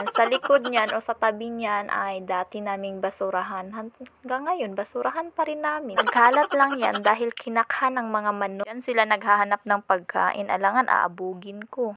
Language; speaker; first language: Filipino; non-native, local second language; Cebuano